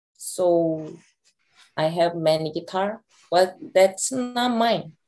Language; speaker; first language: English; non-native, learner; Korean